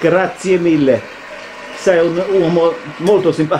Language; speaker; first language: Italian; non-native, learner; German